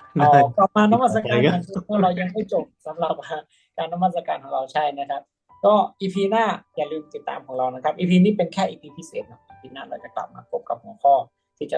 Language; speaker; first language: Thai; native; Thai